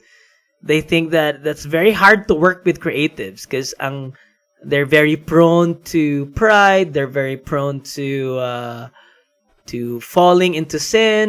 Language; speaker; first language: English; non-native, local second language; Filipino